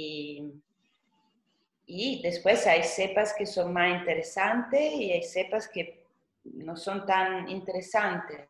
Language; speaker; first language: Spanish; non-native, fluent; Italian